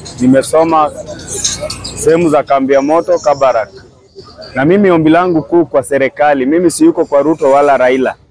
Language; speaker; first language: Swahili; non-native, local second language; Luo (Kenya and Tanzania)